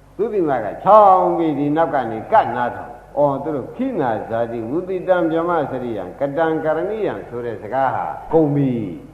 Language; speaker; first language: Burmese; native; Burmese